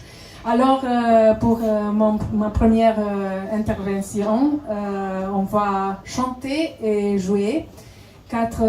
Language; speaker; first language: French; non-native, fluent; Romanian